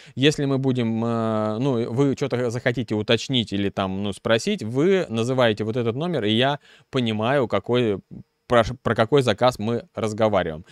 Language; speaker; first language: Russian; native; Russian